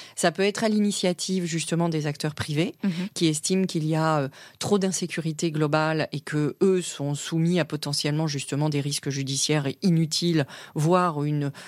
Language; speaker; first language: French; native; French